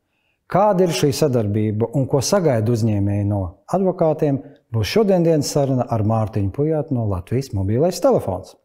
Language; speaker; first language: Latvian; native; Latvian